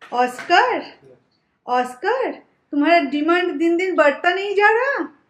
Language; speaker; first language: Hindi; non-native, local second language; Bangla